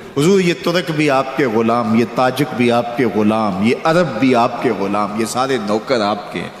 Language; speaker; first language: Urdu; non-native, local second language; Punjabi